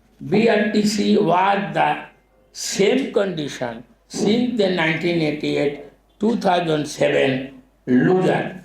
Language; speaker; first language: English; non-native, local second language; Bangla